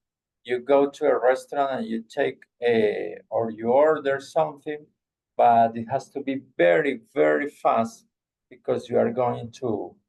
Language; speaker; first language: English; non-native, fluent; Spanish